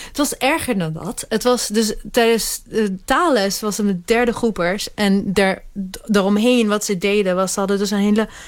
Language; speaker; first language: Dutch; early bilingual, other home language; Hebrew